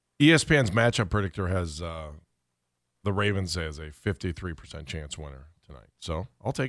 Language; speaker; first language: English; native; English